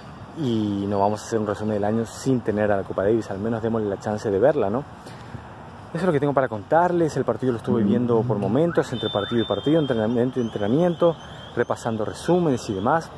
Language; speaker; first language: Spanish; native; Spanish